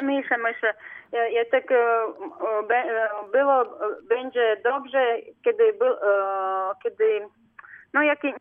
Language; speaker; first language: Polish; non-native, learner; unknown